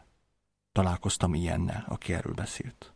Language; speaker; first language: Hungarian; native; Hungarian